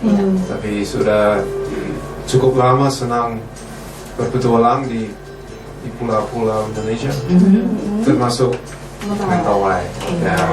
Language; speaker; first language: Indonesian; non-native, fluent; English